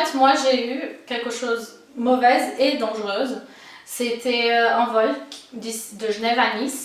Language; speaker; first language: French; non-native, fluent; Portuguese